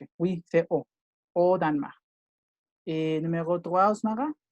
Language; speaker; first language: French; non-native, fluent; Spanish